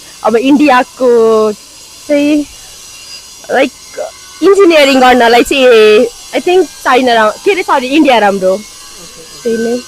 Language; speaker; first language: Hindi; non-native, learner; Nepali